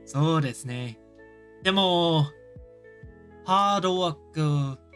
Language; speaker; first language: Japanese; non-native, learner; English